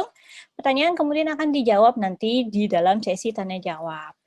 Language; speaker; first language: Indonesian; native; Indonesian